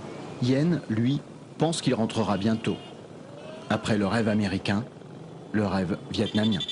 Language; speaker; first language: French; native; French